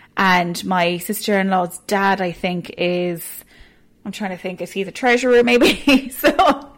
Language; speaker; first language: English; native; English